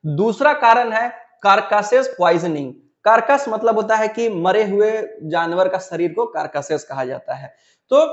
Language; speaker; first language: Hindi; native; Hindi